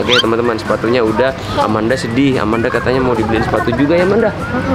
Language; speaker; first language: Indonesian; native; Indonesian